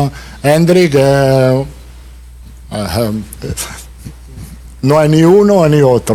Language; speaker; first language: Portuguese; non-native, fluent; Italian